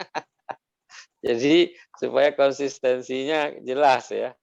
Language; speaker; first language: Indonesian; native; Indonesian